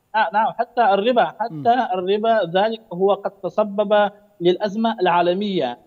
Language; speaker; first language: Arabic; non-native, fluent; Urdu